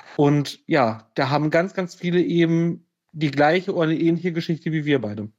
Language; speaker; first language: German; native; German